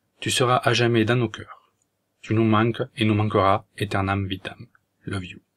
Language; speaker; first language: French; native; French